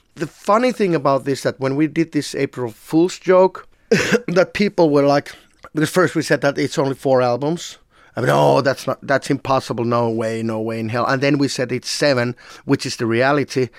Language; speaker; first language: English; non-native, fluent; Finnish